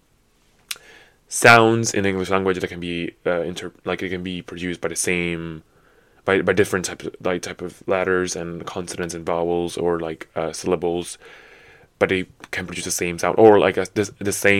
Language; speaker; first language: English; non-native, fluent; Italian